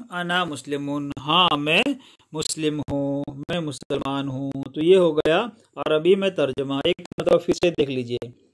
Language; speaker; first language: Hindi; non-native, local second language; Gujarati